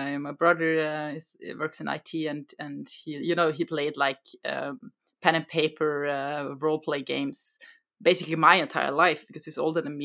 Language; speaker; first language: English; non-native, fluent; German